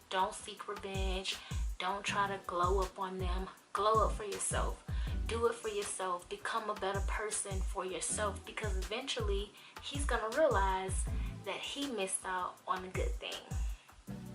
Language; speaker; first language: English; native; English